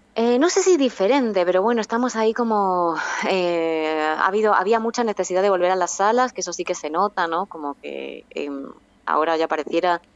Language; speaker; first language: Spanish; native; Spanish